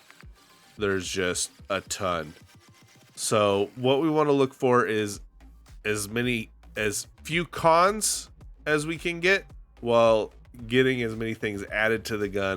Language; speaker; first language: English; native; English